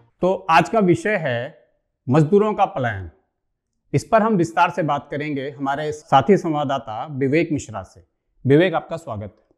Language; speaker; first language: Hindi; native; Hindi